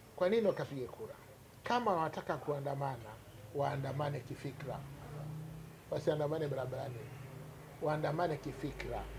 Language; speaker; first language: Swahili; native; Swahili